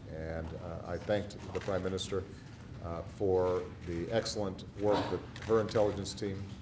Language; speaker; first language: English; native; English